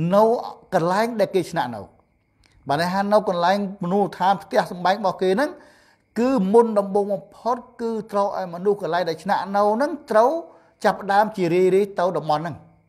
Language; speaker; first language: Khmer; non-native, local second language; Eastern Cham